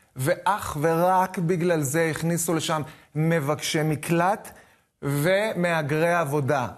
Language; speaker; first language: Hebrew; native; Hebrew